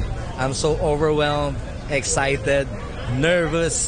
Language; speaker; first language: English; non-native, local second language; Filipino